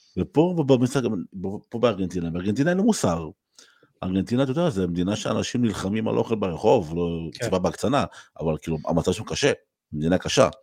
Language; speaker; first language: Hebrew; native; Hebrew